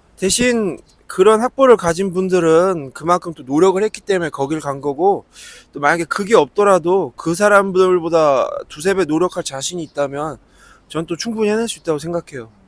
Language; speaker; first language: Korean; native; Korean